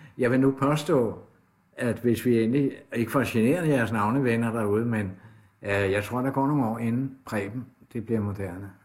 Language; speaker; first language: Danish; native; Danish